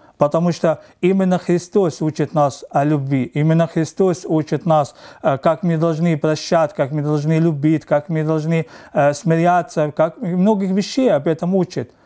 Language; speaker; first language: Russian; non-native, fluent; Arabic